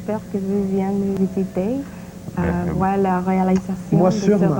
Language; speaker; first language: French; non-native, learner; English